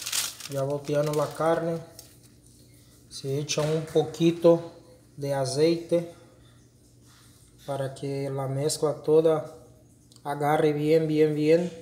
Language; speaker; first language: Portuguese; non-native, learner; Spanish